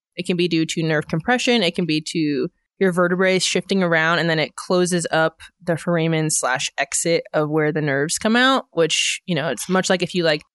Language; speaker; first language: English; native; English